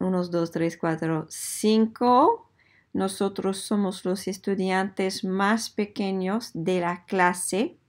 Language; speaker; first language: Spanish; non-native, fluent; English